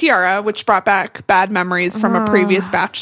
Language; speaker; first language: English; native; English